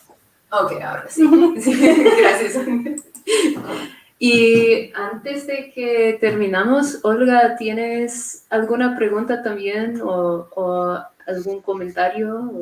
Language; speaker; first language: Spanish; non-native, fluent; English